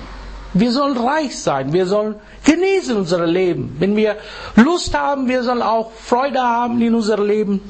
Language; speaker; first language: German; non-native, learner; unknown